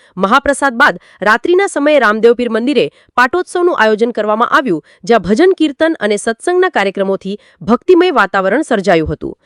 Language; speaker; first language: Gujarati; native; Gujarati